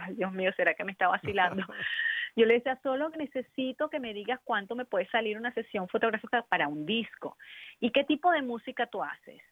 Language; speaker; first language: Spanish; native; Spanish